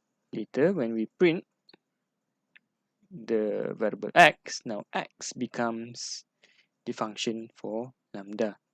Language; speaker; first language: English; non-native, local second language; Malay